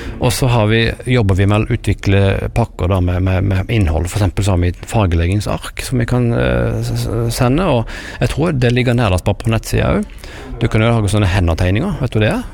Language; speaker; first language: Norwegian; native; Norwegian